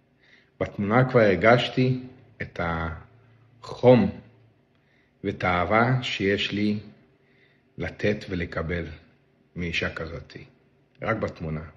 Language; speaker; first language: Hebrew; non-native, local second language; Yiddish